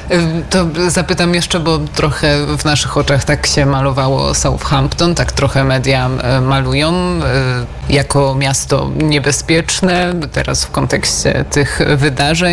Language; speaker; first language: Polish; native; Polish